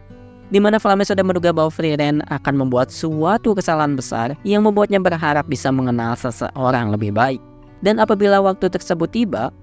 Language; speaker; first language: Indonesian; native; Indonesian